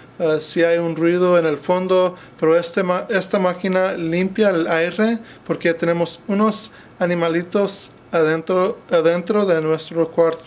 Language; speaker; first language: Spanish; non-native, fluent; English